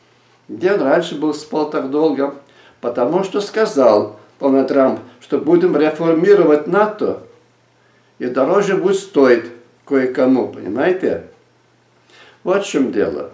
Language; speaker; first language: Russian; non-native, local second language; Lithuanian